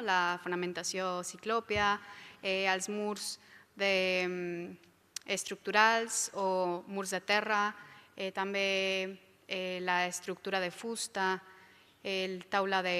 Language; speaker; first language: Catalan; non-native, local second language; Spanish